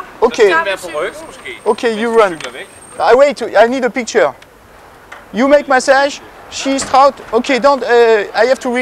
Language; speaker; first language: English; non-native, fluent; French